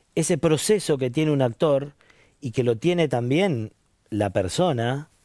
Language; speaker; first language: Spanish; native; Spanish